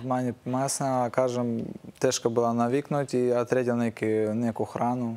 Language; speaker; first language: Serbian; non-native, learner; Russian